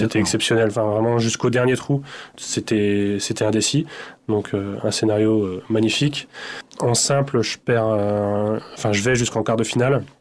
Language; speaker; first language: French; native; French